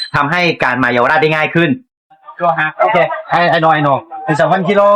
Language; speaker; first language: Thai; native; Thai